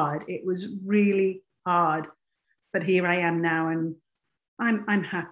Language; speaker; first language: English; native; English